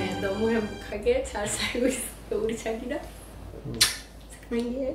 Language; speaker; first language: Korean; non-native, learner; Persian